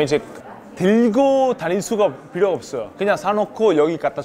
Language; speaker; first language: Korean; non-native, fluent; Italian